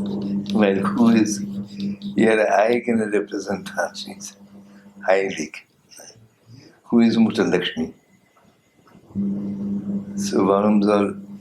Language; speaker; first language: German; non-native, learner; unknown